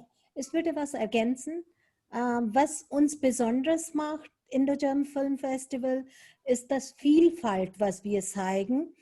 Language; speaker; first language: German; non-native, fluent; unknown